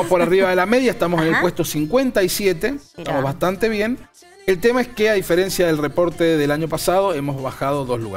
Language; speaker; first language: Spanish; native; Spanish